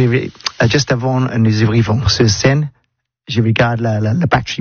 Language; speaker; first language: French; non-native, learner; English